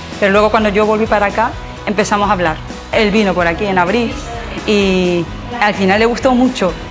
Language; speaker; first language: Spanish; early bilingual, other home language; Korean